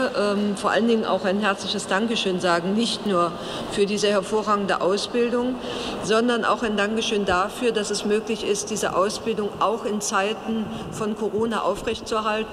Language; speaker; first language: German; native; German